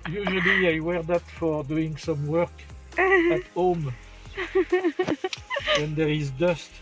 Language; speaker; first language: English; non-native, fluent; French